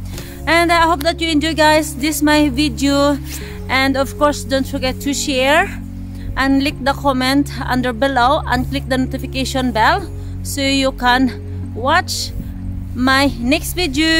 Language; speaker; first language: English; non-native, learner; Filipino